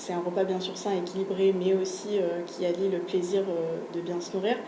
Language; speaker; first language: French; native; French